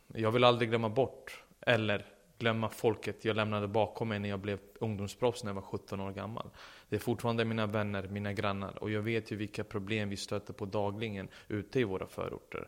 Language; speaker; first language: Swedish; early bilingual, other home language; Serbian